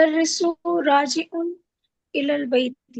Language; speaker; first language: Arabic; non-native, learner; Urdu